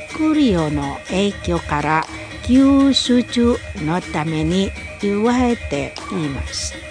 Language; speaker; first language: Japanese; non-native, learner; Indonesian